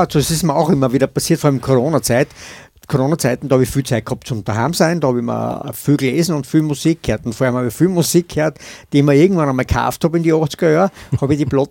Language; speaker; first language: German; native; German